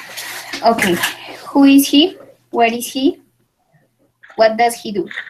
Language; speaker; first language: English; non-native, learner; Spanish